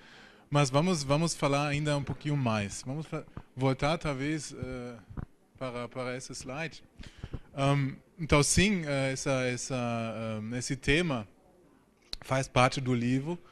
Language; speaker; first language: Portuguese; non-native, fluent; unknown